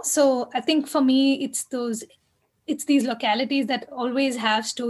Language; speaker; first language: English; non-native, local second language; Kannada